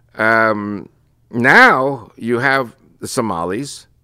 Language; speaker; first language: English; early bilingual, other home language; Spanish